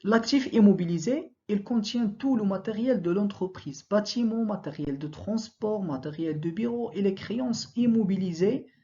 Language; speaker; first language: French; non-native, local second language; Arabic